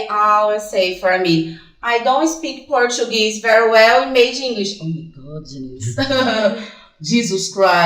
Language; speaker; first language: English; non-native, fluent; Portuguese